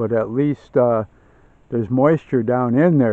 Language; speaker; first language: English; native; English